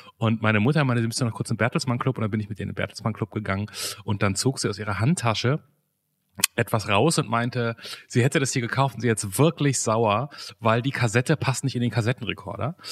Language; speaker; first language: German; native; German